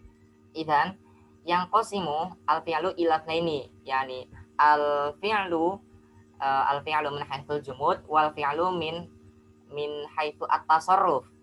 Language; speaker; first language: Arabic; non-native, learner; Indonesian